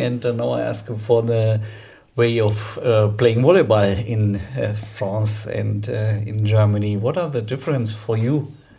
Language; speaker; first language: English; non-native, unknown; German